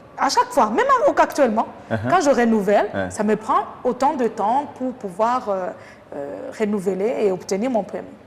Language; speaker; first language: French; non-native, local second language; Kinyarwanda